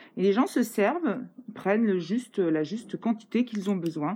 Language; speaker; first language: French; native; French